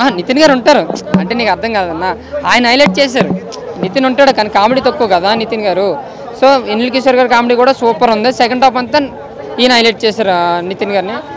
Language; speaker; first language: Telugu; native; Telugu